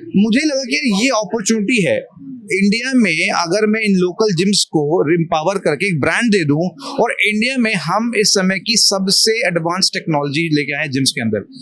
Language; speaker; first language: Hindi; native; Hindi